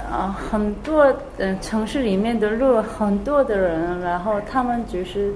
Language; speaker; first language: Chinese; non-native, learner; Korean